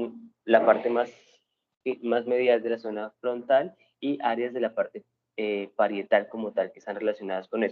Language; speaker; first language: Spanish; native; Spanish